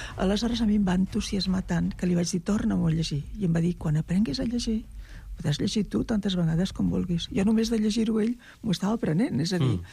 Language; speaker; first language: Catalan; native; Catalan